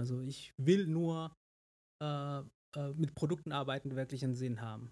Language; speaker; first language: German; non-native, fluent; Spanish